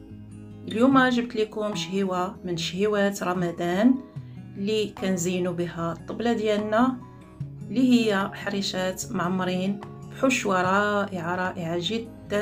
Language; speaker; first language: Arabic; native; Arabic